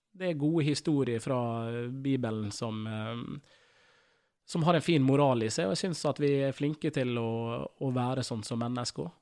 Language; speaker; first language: Norwegian; native; Norwegian